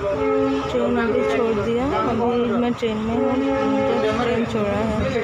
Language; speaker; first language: Hindi; non-native, local second language; Assamese